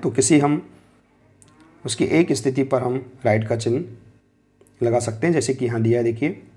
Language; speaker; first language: Hindi; native; Hindi